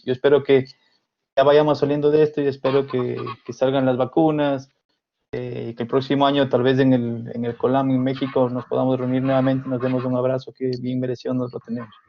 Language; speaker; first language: Spanish; native; Spanish